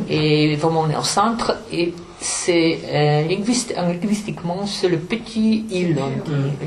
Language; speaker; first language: French; non-native, fluent; Czech